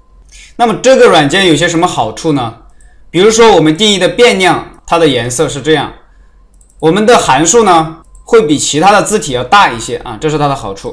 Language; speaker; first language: Chinese; native; Chinese